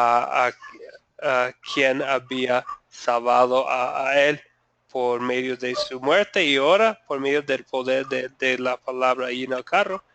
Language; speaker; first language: Spanish; non-native, fluent; English